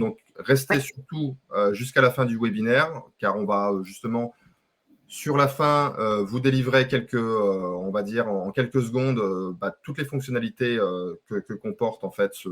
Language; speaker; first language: French; native; French